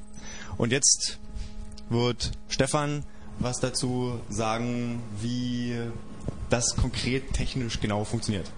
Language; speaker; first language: German; native; German